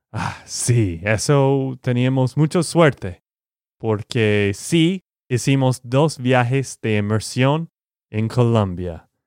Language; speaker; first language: Spanish; non-native, fluent; English